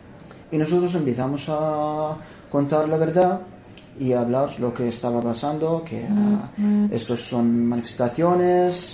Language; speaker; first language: Spanish; non-native, fluent; Arabic